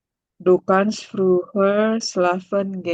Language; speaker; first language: German; non-native, learner; Indonesian